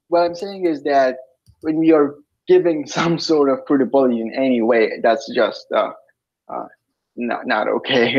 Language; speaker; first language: English; non-native, fluent; Persian